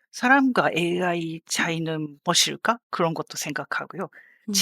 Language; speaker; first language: Korean; non-native, fluent; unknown